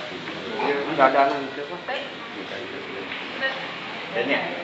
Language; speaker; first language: Indonesian; non-native, local second language; Sundanese